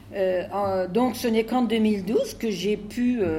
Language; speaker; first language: French; non-native, local second language; Arabic